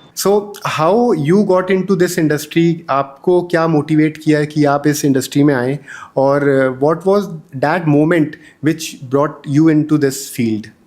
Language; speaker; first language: Hindi; native; Hindi